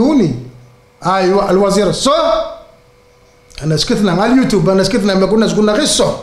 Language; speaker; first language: Arabic; native; Arabic